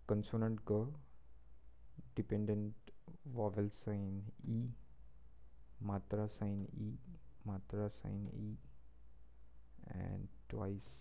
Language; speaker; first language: English; non-native, local second language; Marathi